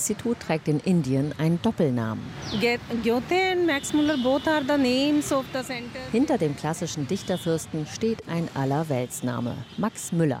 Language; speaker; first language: German; native; German